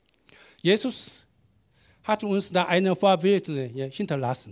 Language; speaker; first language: German; non-native, learner; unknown